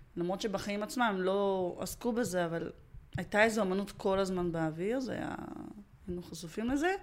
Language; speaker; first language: Hebrew; early bilingual, other home language; Russian